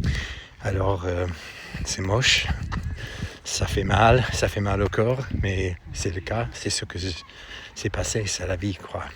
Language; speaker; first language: French; non-native, fluent; English